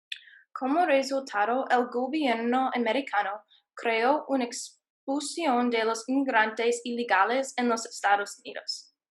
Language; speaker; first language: Spanish; non-native, learner; English